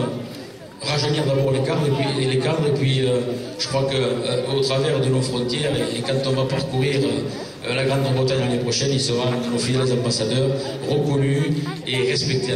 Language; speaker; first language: French; native; French